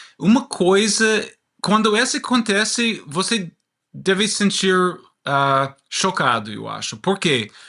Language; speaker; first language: Portuguese; non-native, learner; English